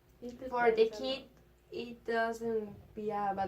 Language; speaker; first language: English; non-native, learner; Spanish